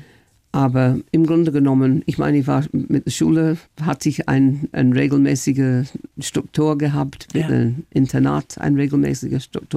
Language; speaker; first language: German; non-native, fluent; English